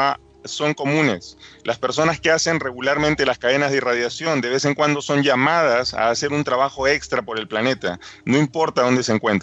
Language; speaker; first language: Spanish; native; Spanish